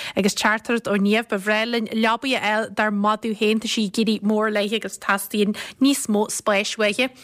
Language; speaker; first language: Irish; native; Irish